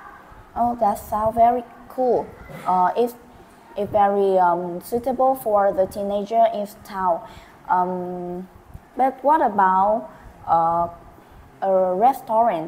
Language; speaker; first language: English; non-native, learner; Vietnamese